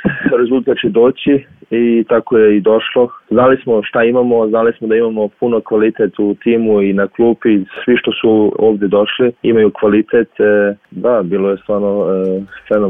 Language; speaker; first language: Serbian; early bilingual, heritage; Serbian